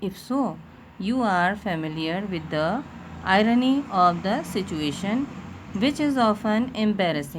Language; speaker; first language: English; non-native, local second language; Hindi